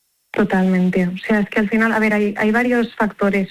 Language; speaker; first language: Spanish; native; Spanish